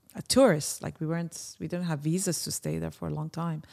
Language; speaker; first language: English; early bilingual, other home language; Persian